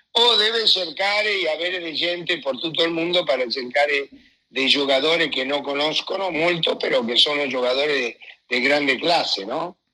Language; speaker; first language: Italian; non-native, fluent; Spanish